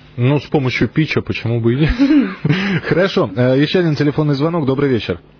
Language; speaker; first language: Russian; native; Russian